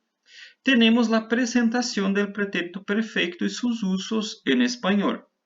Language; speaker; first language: Spanish; non-native, fluent; Portuguese